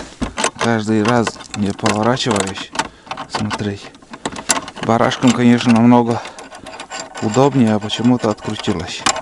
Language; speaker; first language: Russian; native; Russian